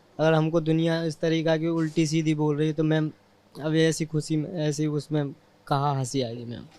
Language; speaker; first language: Hindi; native; Hindi